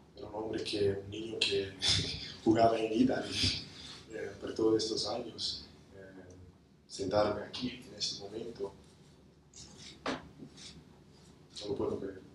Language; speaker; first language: Spanish; non-native, learner; English